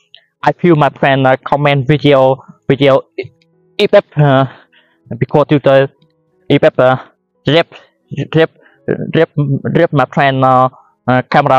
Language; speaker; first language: English; non-native, learner; Vietnamese